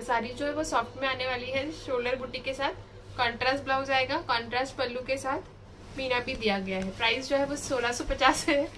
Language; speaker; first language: Hindi; non-native, local second language; Marathi